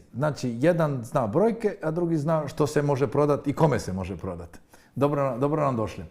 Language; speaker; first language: Croatian; native; Croatian